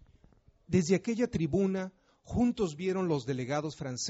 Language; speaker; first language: Spanish; native; Spanish